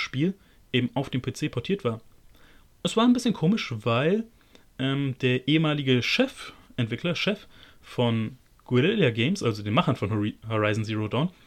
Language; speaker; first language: German; native; German